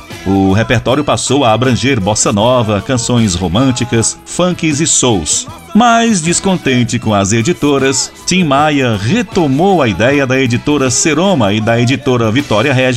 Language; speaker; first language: Portuguese; native; Portuguese